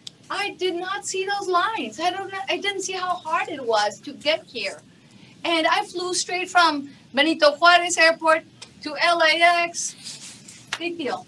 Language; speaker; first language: English; non-native, fluent; Spanish